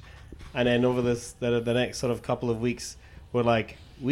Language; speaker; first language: English; native; English